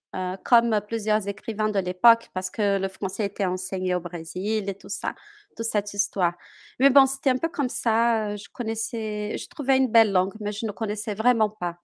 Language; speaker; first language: French; non-native, fluent; Portuguese